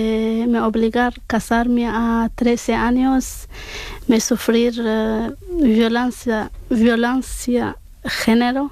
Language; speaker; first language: Spanish; non-native, learner; Arabic